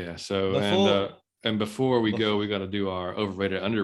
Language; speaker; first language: English; native; English